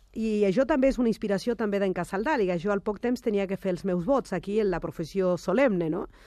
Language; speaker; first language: Catalan; non-native, fluent; Spanish